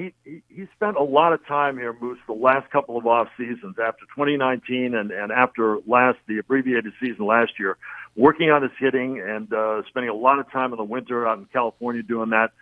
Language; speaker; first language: English; native; English